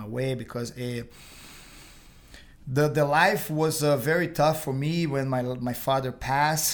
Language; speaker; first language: English; non-native, fluent; Portuguese